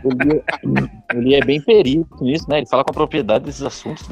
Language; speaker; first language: Portuguese; native; Portuguese